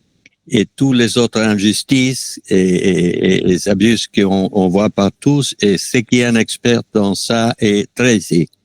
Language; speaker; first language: French; non-native, fluent; Spanish